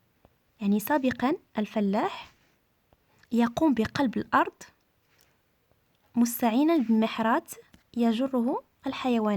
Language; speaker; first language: Arabic; native; Arabic